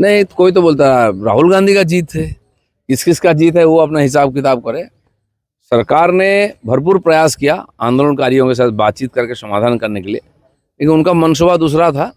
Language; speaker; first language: Hindi; non-native, local second language; Bangla